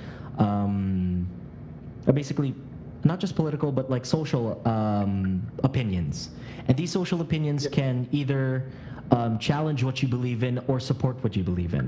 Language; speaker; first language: English; non-native, local second language; Filipino